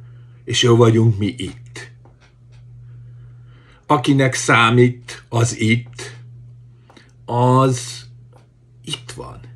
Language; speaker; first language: Hungarian; native; Hungarian